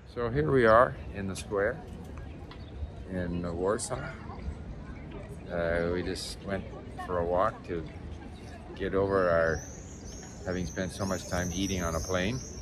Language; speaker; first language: English; native; English